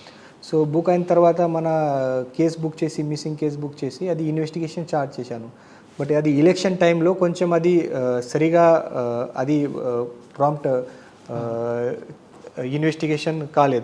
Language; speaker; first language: Telugu; non-native, learner; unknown